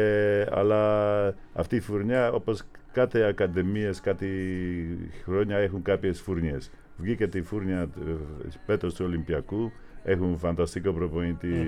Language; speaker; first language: Greek; non-native, fluent; Polish